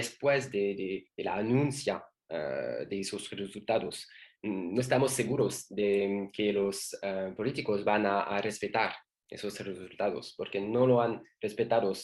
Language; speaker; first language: Spanish; non-native, learner; French